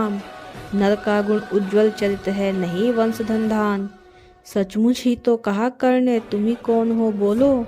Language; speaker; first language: Hindi; native; Hindi